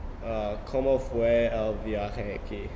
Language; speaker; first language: Spanish; non-native, learner; English